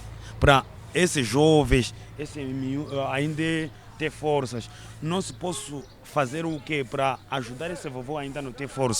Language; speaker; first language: Portuguese; non-native, learner; Kinyarwanda